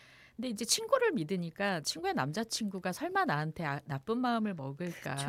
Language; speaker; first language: Korean; native; Korean